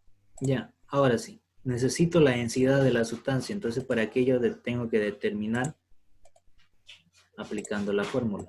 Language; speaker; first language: Spanish; native; Spanish